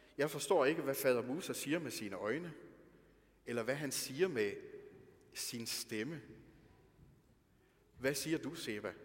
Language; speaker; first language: Danish; native; Danish